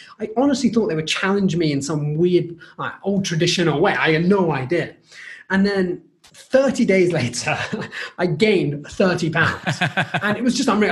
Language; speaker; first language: English; native; English